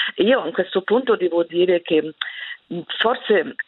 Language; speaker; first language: Italian; non-native, fluent; German